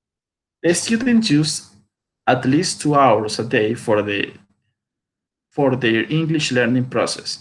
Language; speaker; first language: English; non-native, learner; Spanish